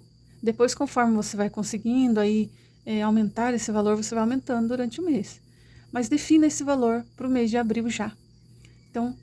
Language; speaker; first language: Portuguese; native; Portuguese